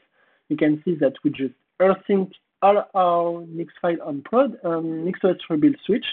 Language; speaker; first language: English; non-native, fluent; French